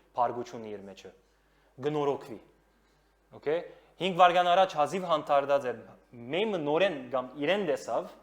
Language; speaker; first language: Armenian; early bilingual, heritage; Armenian